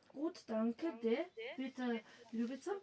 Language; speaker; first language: German; non-native, fluent; Macedonian